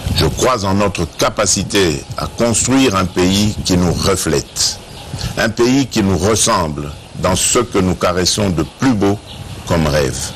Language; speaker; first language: French; non-native, local second language; Luba-Lulua